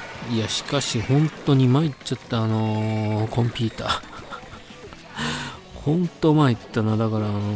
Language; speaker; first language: Japanese; native; Japanese